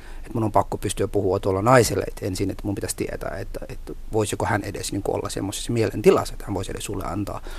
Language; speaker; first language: Finnish; non-native, fluent; Somali